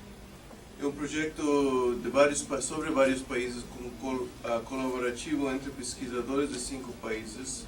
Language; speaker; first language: Portuguese; non-native, fluent; English